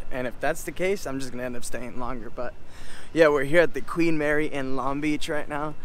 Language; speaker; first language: English; native; English